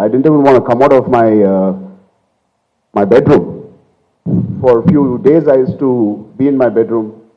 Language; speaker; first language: English; non-native, local second language; Telugu